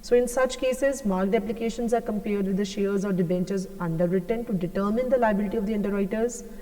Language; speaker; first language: English; non-native, local second language; Punjabi